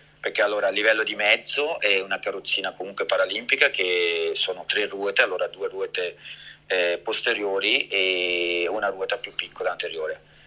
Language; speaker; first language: Italian; early bilingual, heritage; Italian